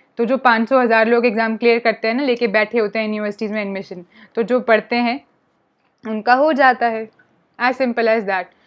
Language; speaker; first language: Hindi; non-native, local second language; Punjabi